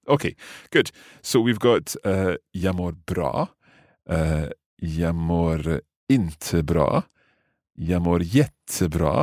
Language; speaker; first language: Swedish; non-native, learner; English